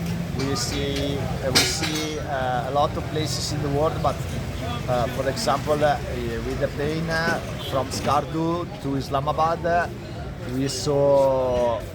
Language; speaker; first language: English; non-native, learner; Italian